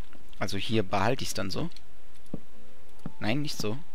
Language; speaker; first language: German; native; German